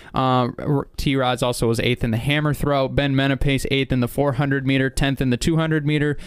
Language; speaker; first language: English; native; English